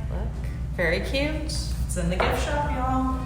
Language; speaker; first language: English; native; English